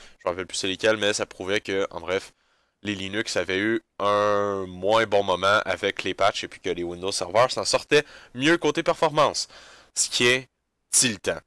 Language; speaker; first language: French; native; French